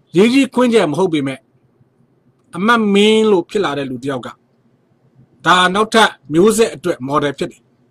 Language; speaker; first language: Burmese; non-native, local second language; Rohingya